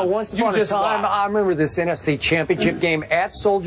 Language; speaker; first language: English; native; English